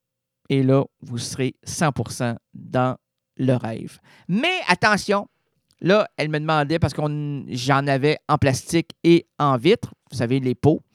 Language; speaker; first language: French; native; French